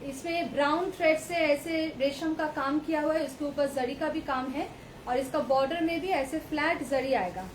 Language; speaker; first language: Hindi; non-native, local second language; Bangla